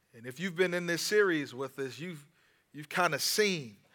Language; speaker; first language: English; native; English